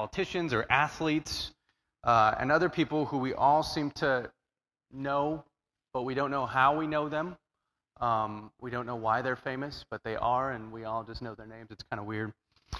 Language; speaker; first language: English; native; English